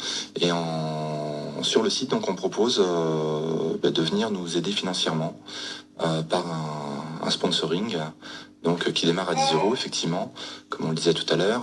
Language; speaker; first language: French; native; French